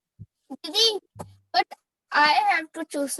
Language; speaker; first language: English; non-native, learner; Hindi